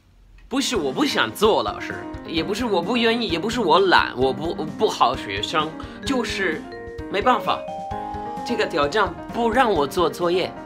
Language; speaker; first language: Chinese; non-native, fluent; Spanish